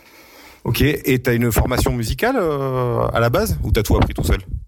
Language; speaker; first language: French; native; French